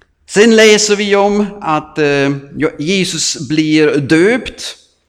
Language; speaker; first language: Swedish; non-native, fluent; German